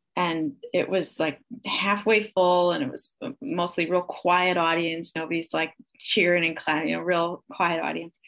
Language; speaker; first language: English; native; English